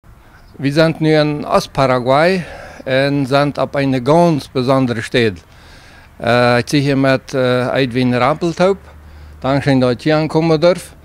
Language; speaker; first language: German; non-native, learner; Plautdietsch